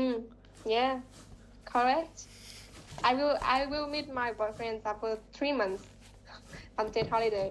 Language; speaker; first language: English; non-native, fluent; Vietnamese